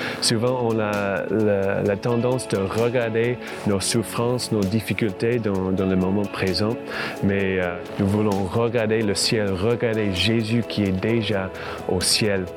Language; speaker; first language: French; non-native, fluent; English